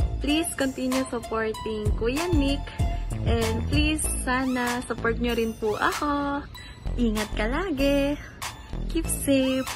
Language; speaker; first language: Filipino; native; Filipino